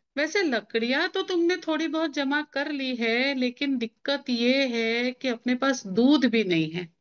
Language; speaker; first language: Hindi; non-native, local second language; Marathi